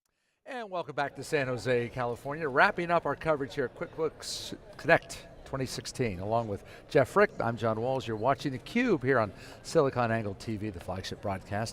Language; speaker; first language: English; native; English